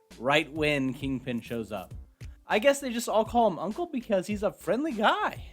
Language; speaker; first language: English; native; English